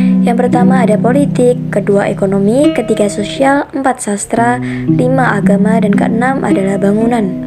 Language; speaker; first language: Indonesian; native; Indonesian